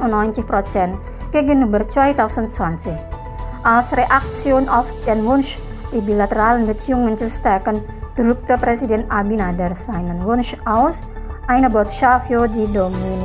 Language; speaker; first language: German; non-native, fluent; Indonesian